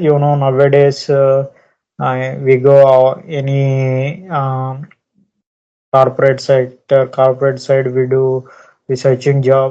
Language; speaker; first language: English; non-native, learner; Telugu